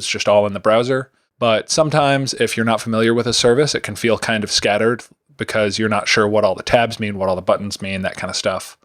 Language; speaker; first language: English; native; English